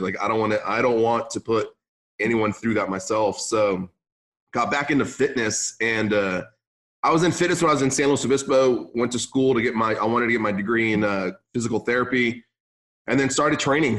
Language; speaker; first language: English; early bilingual, other home language; Arabic